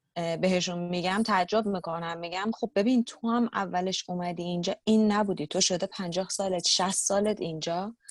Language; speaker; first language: Persian; native; Persian